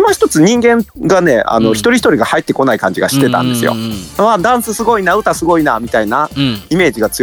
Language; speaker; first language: Japanese; native; Japanese